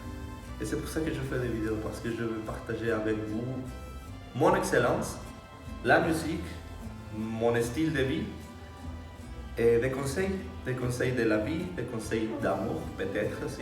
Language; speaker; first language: French; non-native, fluent; Spanish